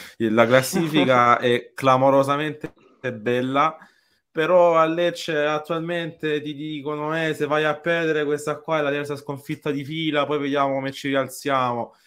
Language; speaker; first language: Italian; native; Italian